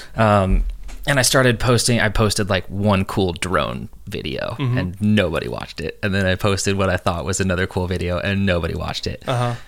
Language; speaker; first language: English; native; English